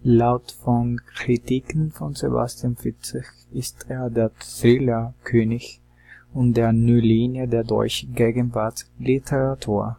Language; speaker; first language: German; non-native, learner; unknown